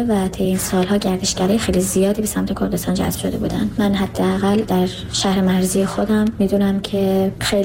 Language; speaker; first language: Persian; non-native, local second language; Kurdish